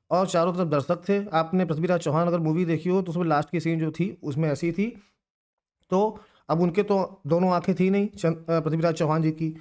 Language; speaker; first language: Hindi; native; Hindi